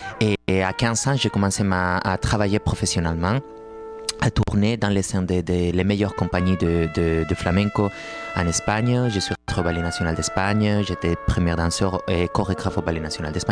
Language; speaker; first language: French; non-native, fluent; Spanish